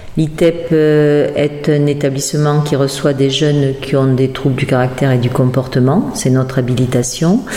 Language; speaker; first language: French; native; French